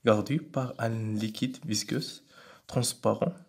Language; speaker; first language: French; non-native, local second language; Arabic